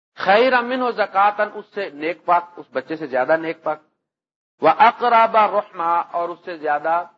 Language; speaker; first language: Urdu; non-native, local second language; Punjabi